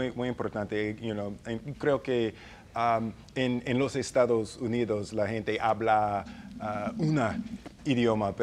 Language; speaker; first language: Spanish; non-native, learner; English